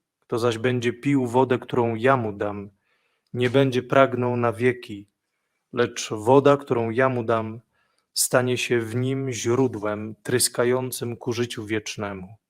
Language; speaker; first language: Polish; native; Polish